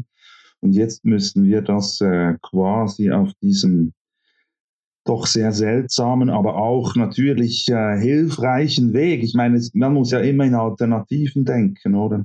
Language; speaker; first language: German; native; German